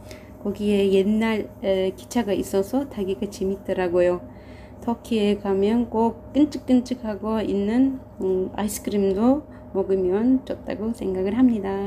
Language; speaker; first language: Korean; non-native, fluent; Turkish